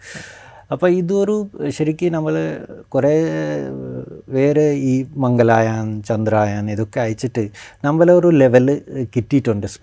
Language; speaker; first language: Malayalam; non-native, fluent; Bangla